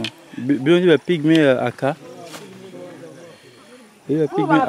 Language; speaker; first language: French; non-native, local second language; Lingala